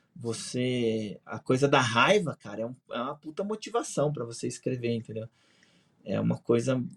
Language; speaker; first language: Portuguese; native; Portuguese